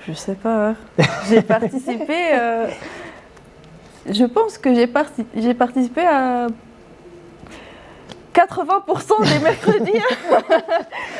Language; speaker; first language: French; non-native, local second language; Arabic